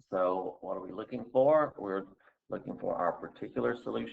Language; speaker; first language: English; native; English